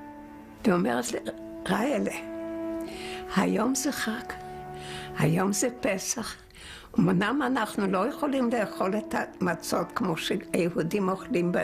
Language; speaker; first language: Hebrew; non-native, fluent; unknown